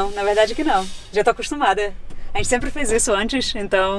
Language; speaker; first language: Portuguese; native; Portuguese